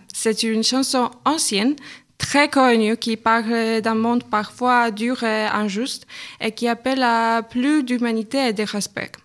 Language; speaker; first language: French; non-native, fluent; Polish